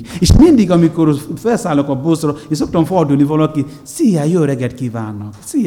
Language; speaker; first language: Hungarian; non-native, learner; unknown